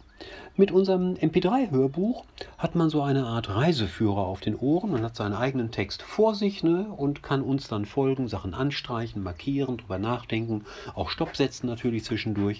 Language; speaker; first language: German; native; German